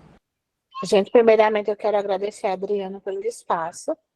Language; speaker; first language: Portuguese; native; Portuguese